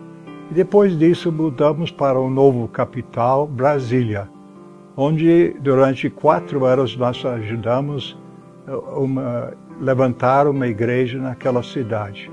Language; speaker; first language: Portuguese; non-native, fluent; English